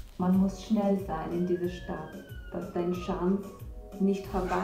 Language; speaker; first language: German; non-native, learner; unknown